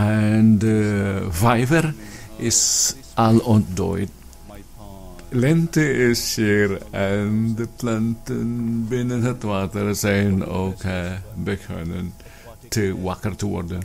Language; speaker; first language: Dutch; non-native, learner; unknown